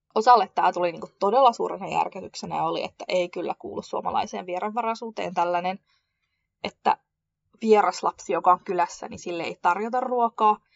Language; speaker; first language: Finnish; early bilingual, other home language; Kurdish